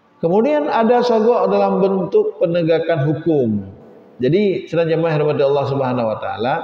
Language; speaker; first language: Malay; non-native, local second language; Achinese